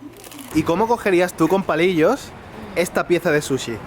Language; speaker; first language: Spanish; native; Spanish